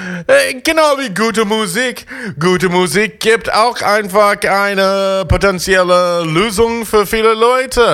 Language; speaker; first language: German; non-native, fluent; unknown